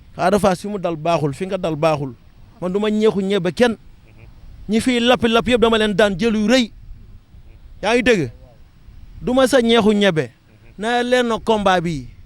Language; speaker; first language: Wolof; non-native, local second language; Serer